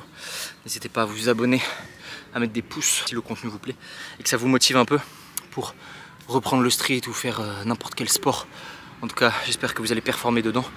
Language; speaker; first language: French; native; French